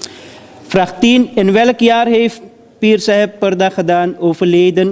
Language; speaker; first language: Dutch; early bilingual, other home language; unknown